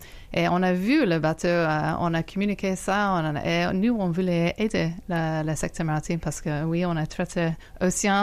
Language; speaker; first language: French; non-native, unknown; English